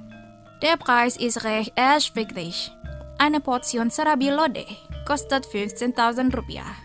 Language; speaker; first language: German; non-native, fluent; Indonesian